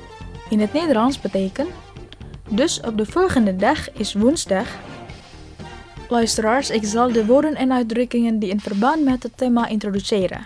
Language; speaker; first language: Dutch; non-native, fluent; Indonesian